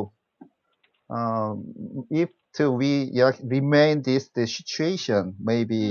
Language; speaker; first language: English; non-native, learner; Korean